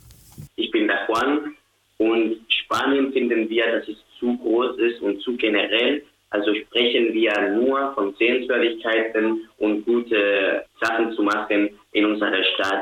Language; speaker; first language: German; non-native, fluent; Spanish